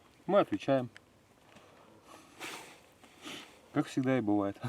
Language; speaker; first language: Russian; native; Russian